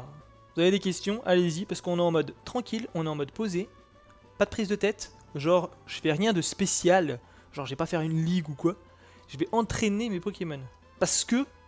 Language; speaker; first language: French; native; French